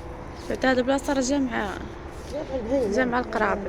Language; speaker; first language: Arabic; native; Arabic